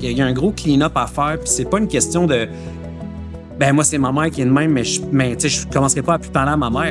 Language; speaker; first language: French; native; French